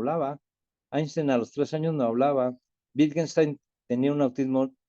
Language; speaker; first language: Spanish; native; Spanish